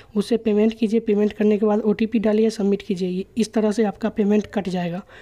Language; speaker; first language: Hindi; native; Hindi